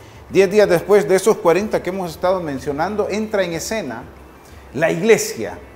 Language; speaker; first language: Spanish; native; Spanish